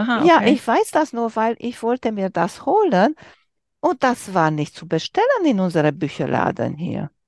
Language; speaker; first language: German; non-native, learner; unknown